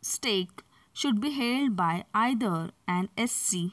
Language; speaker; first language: English; non-native, local second language; Marathi